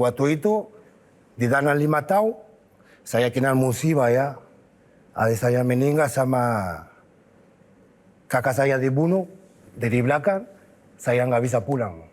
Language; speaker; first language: Indonesian; non-native, fluent; Spanish